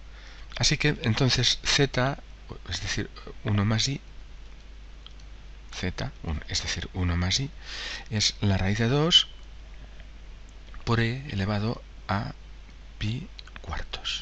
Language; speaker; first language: Spanish; native; Spanish